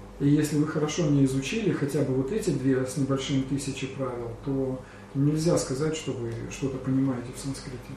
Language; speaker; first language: Russian; native; Russian